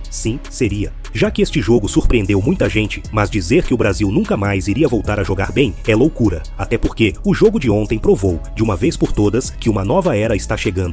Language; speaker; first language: Portuguese; native; Portuguese